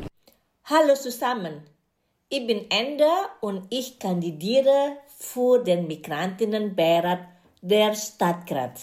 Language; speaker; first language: German; non-native, fluent; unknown